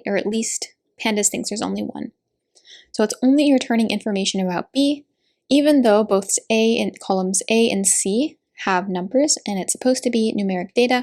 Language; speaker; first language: English; native; English